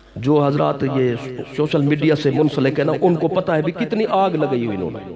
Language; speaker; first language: Urdu; non-native, local second language; Saraiki